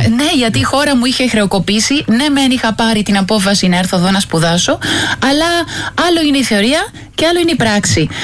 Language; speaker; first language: Greek; non-native, fluent; Spanish